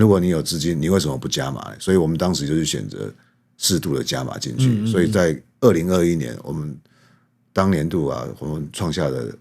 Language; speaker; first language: Chinese; native; Chinese